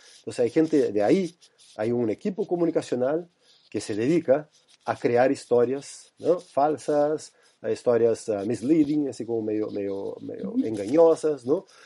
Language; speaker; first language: Spanish; non-native, fluent; Portuguese